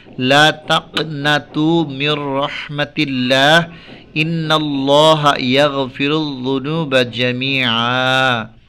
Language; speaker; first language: Arabic; non-native, fluent; Bangla